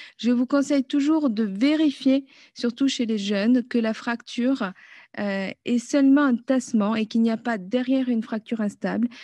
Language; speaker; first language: French; native; French